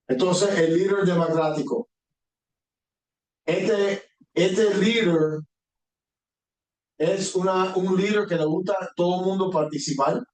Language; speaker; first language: Spanish; early bilingual, heritage; Spanish